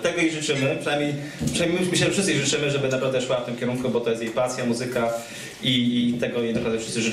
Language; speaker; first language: Polish; native; Polish